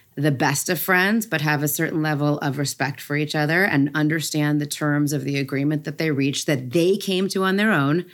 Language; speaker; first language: English; native; English